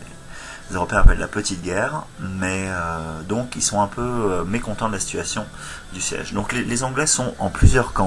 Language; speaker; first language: French; native; French